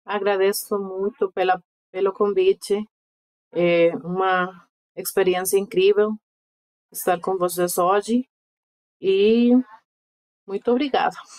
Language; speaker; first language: Portuguese; non-native, fluent; Spanish